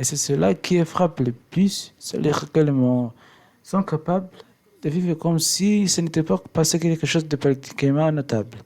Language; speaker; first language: French; non-native, learner; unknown